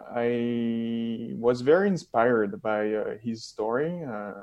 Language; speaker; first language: English; non-native, fluent; French